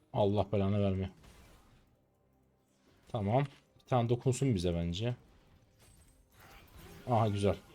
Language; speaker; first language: Turkish; native; Turkish